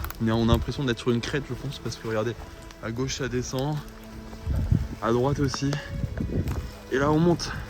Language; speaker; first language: French; native; French